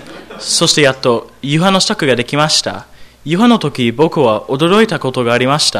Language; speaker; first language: Japanese; non-native, learner; English